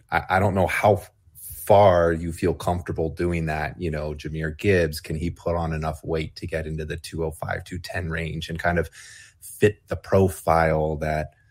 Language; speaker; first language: English; native; English